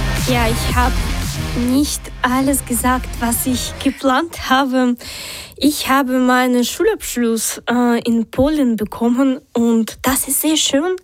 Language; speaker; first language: German; non-native, fluent; Polish